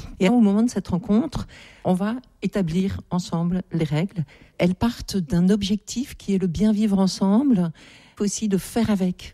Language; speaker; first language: French; native; French